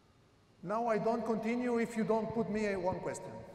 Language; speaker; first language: English; non-native, learner; Italian